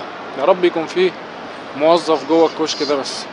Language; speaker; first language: Arabic; native; Arabic